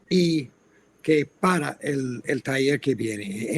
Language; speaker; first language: Spanish; non-native, fluent; English